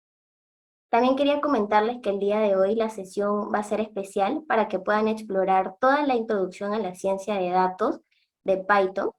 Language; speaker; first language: Spanish; native; Spanish